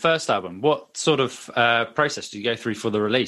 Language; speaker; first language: English; native; English